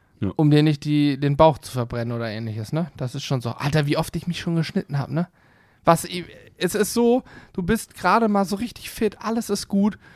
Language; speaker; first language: German; native; German